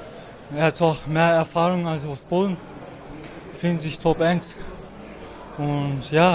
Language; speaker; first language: German; non-native, local second language; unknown